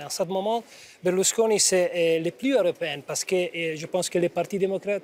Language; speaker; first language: French; non-native, fluent; Italian